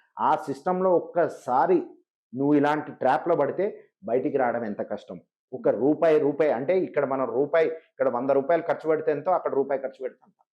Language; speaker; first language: Telugu; native; Telugu